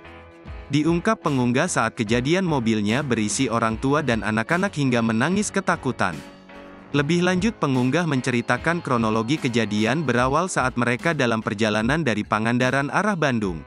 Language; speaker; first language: Indonesian; native; Indonesian